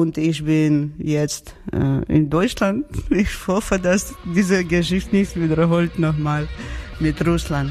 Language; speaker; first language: German; non-native, learner; Georgian